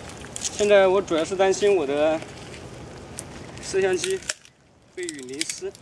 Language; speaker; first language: Chinese; native; Chinese